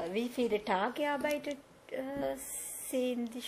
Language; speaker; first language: German; non-native, learner; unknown